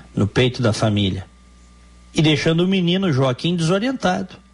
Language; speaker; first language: Portuguese; native; Portuguese